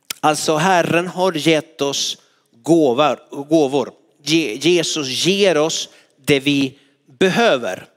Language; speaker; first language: Swedish; non-native, fluent; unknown